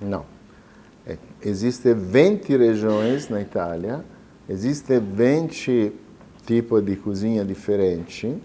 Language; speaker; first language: Portuguese; non-native, fluent; Italian